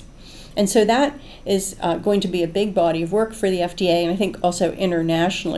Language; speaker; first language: English; native; English